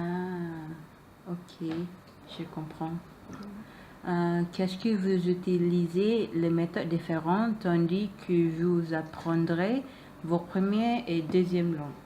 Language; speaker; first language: French; non-native, learner; Malay